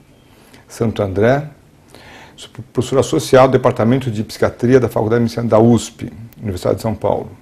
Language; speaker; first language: Portuguese; native; Portuguese